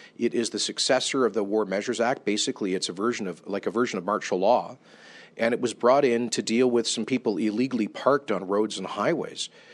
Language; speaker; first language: English; native; English